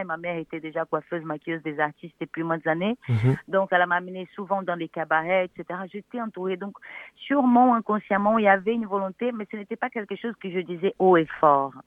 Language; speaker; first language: French; non-native, fluent; Portuguese